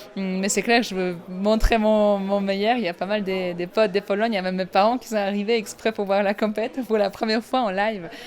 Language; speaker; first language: French; non-native, fluent; Polish